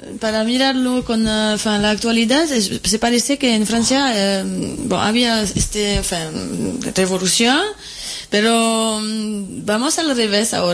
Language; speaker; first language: Spanish; non-native, fluent; French